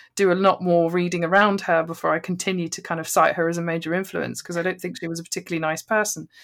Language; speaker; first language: English; native; English